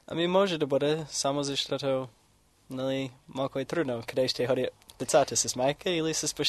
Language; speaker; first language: Bulgarian; non-native, fluent; English